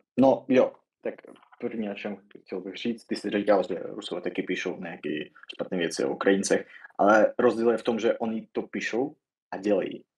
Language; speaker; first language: Czech; non-native, fluent; Russian